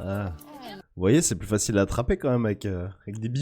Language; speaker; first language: French; native; French